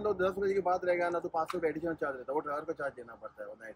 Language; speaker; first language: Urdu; non-native, local second language; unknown